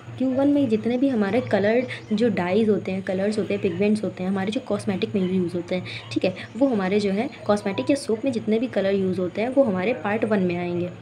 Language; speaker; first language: Hindi; native; Hindi